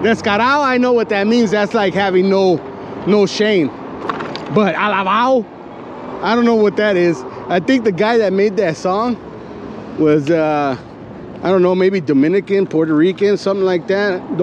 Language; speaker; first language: English; early bilingual, other home language; Spanish